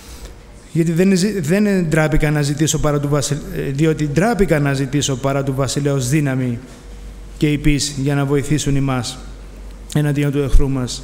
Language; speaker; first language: Greek; native; Greek